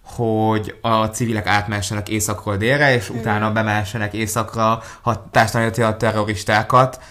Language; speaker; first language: Hungarian; early bilingual, other home language; Hebrew